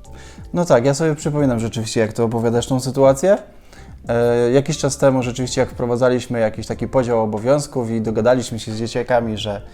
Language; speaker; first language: Polish; native; Polish